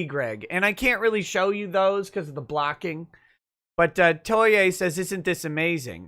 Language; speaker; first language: English; native; English